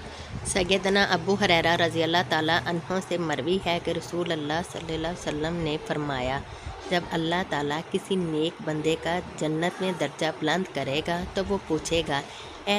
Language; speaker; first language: Urdu; native; Urdu